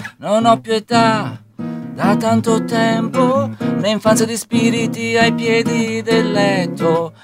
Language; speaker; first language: Italian; native; Italian